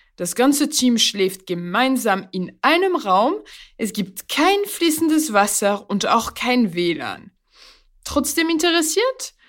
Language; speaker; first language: German; early bilingual, other home language; Turkish